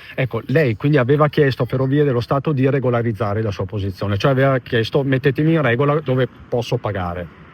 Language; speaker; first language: Italian; native; Italian